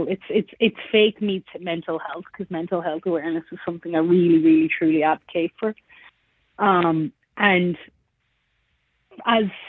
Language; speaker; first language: English; native; English